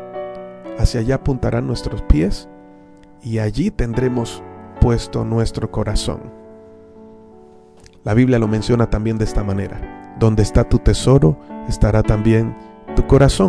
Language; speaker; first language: Spanish; native; Spanish